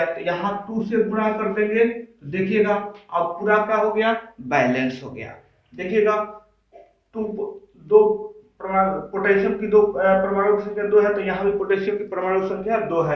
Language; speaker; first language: Hindi; native; Hindi